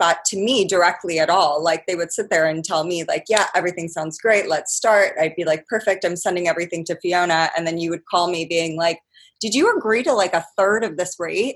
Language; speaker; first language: English; native; English